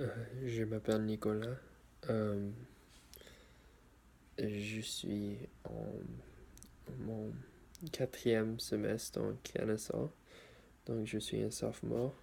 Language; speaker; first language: French; non-native, learner; English